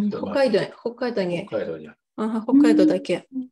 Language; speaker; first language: Japanese; non-native, fluent; Tatar